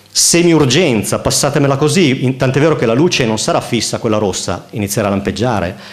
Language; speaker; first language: Italian; native; Italian